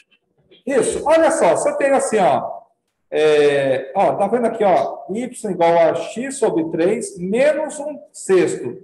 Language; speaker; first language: Portuguese; native; Portuguese